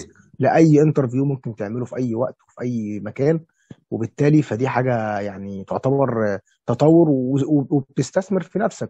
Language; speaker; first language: Arabic; native; Arabic